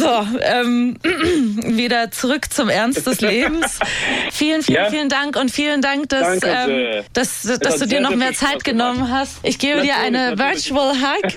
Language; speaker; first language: German; native; German